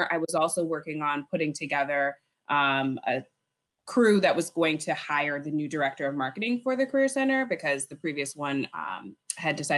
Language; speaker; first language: English; native; English